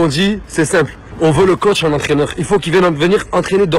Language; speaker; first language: French; native; French